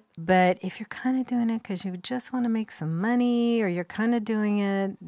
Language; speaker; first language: English; native; English